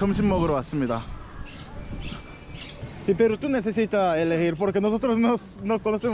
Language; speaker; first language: Spanish; non-native, learner; Korean